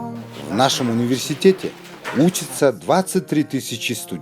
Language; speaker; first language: Russian; non-native, fluent; Mongolian